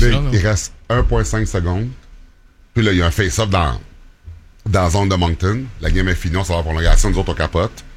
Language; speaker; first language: French; native; French